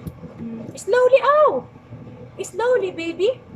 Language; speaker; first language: English; non-native, learner; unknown